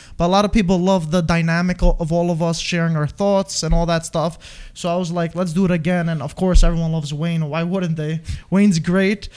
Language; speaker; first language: English; non-native, fluent; Italian